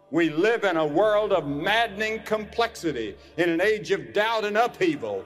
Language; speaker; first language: English; native; English